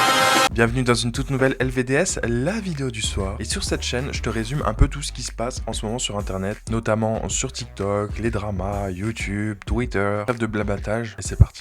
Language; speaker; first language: French; native; French